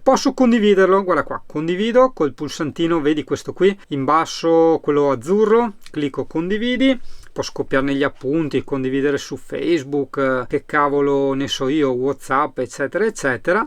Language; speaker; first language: Italian; native; Italian